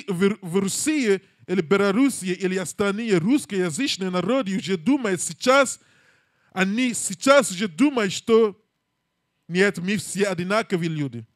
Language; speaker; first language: Russian; non-native, learner; English